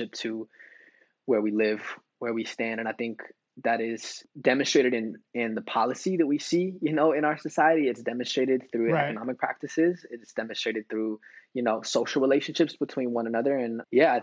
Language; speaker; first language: English; native; English